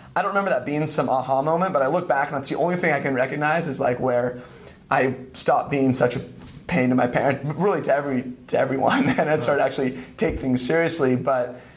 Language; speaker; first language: English; native; English